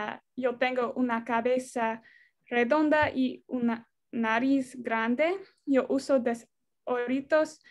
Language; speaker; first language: Spanish; non-native, learner; English